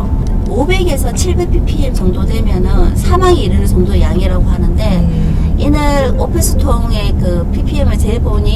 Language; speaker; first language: Korean; native; Korean